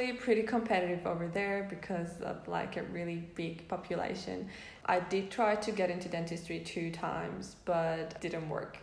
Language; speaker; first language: English; non-native, fluent; Persian